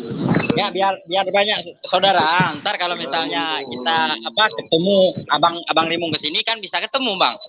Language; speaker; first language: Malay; non-native, local second language; Achinese